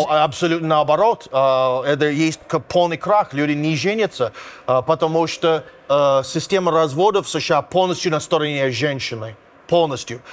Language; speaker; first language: Russian; non-native, fluent; English